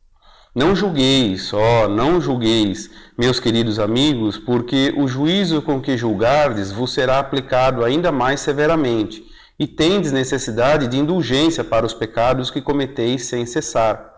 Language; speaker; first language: Portuguese; native; Portuguese